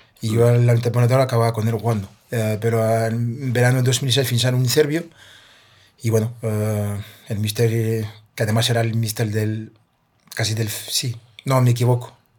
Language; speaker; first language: Spanish; non-native, fluent; French